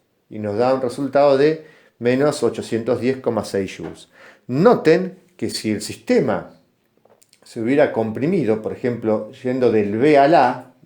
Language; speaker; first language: Spanish; native; Spanish